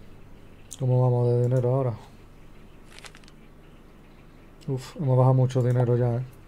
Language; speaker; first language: Spanish; native; Spanish